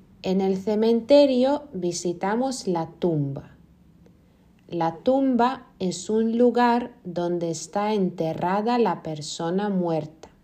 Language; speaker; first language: Spanish; non-native, fluent; Lithuanian